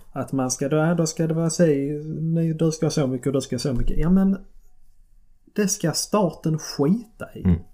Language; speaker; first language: Swedish; native; Swedish